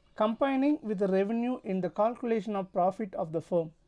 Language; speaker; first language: English; non-native, local second language; Tamil